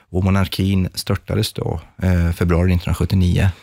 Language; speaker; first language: Swedish; early bilingual, other home language; Persian